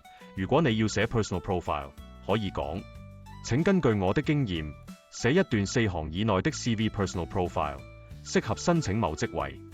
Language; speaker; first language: Cantonese; native; Cantonese